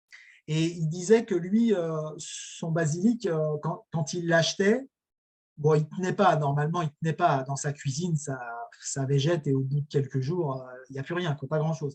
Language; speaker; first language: French; native; French